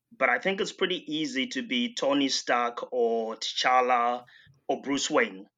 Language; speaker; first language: English; non-native, local second language; Shona